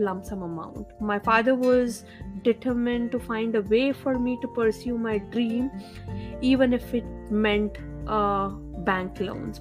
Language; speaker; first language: English; non-native, local second language; Hindi